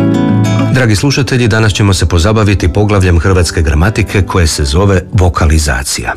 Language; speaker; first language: Serbian; native; Serbian